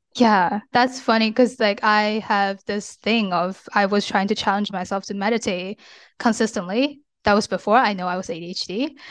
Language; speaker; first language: English; non-native, fluent; Chinese